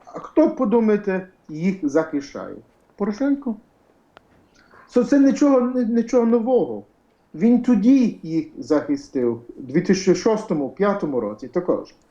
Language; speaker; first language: Ukrainian; early bilingual, heritage; English